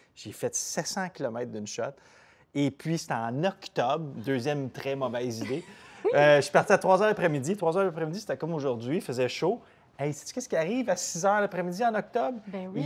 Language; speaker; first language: French; native; French